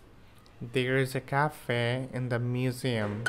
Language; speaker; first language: English; non-native, learner; Bangla